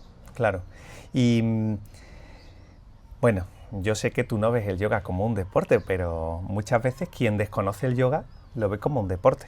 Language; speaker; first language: Spanish; native; Spanish